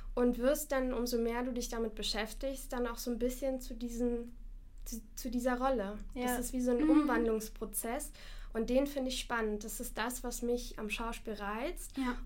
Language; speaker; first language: German; non-native, fluent; Russian